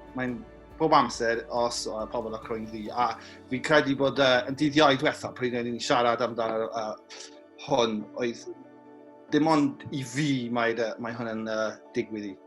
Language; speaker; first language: Welsh; non-native, local second language; English